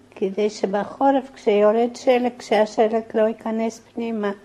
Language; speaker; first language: Hebrew; early bilingual, other home language; Polish